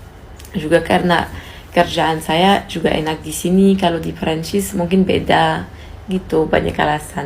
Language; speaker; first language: Indonesian; non-native, fluent; French